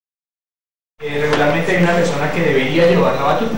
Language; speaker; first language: Spanish; native; Spanish